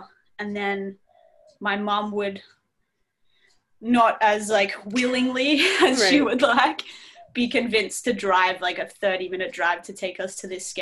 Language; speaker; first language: English; native; English